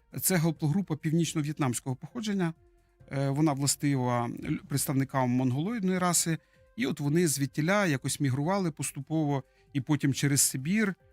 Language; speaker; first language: Ukrainian; native; Ukrainian